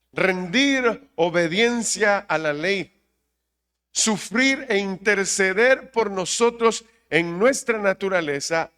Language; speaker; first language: Spanish; native; Spanish